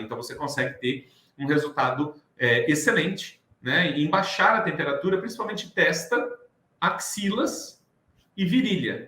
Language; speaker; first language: Portuguese; native; Portuguese